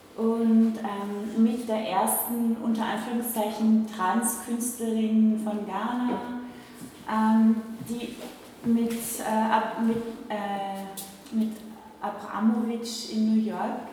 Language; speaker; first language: German; native; German